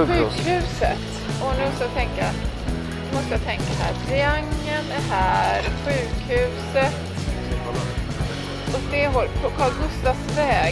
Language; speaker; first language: Swedish; native; Swedish